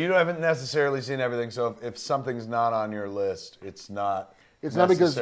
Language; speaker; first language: English; native; English